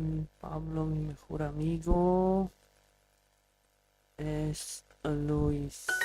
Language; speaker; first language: Spanish; non-native, learner; English